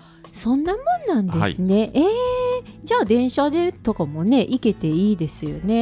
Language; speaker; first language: Japanese; native; Japanese